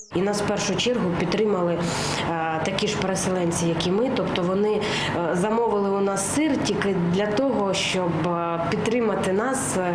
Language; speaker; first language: Ukrainian; native; Ukrainian